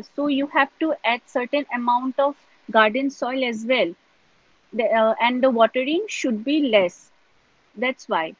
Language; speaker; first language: English; non-native, local second language; Assamese